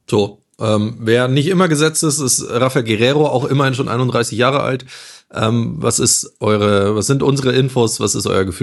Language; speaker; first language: German; native; German